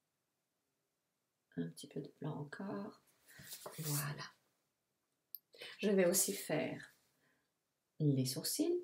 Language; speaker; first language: French; non-native, fluent; Italian